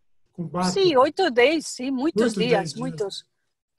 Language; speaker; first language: Portuguese; non-native, learner; Spanish